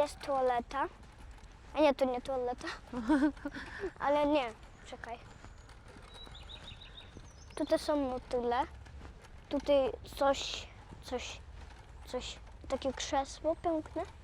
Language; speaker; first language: Polish; early bilingual, other home language; Russian